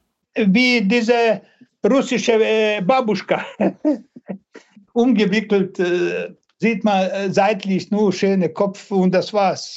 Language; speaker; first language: German; non-native, learner; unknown